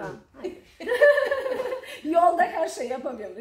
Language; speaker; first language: Turkish; non-native, learner; Croatian